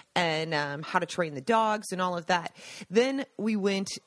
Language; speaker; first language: English; native; English